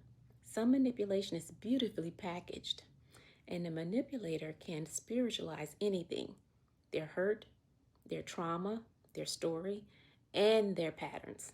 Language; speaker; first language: English; native; English